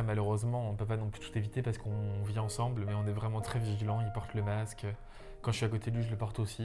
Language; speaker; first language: French; native; French